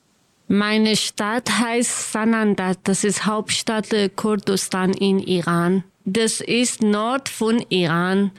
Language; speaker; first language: German; non-native, learner; Kurdish